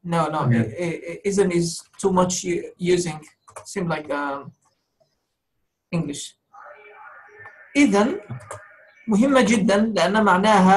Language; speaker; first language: Arabic; native; Arabic